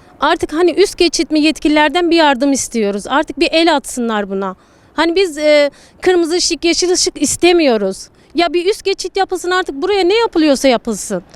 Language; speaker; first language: Turkish; native; Turkish